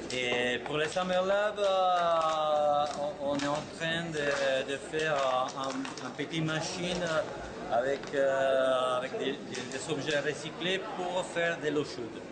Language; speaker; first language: French; non-native, fluent; Spanish